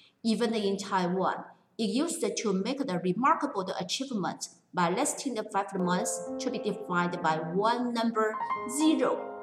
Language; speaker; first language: English; non-native, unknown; Chinese